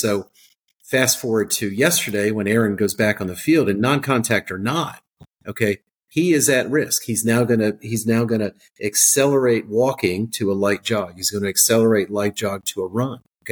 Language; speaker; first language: English; native; English